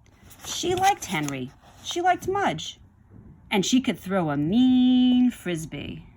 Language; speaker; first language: English; native; English